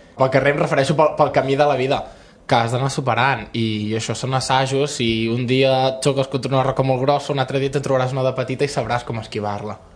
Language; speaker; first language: Catalan; native; Catalan